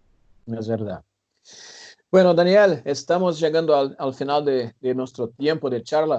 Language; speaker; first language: Spanish; non-native, fluent; Portuguese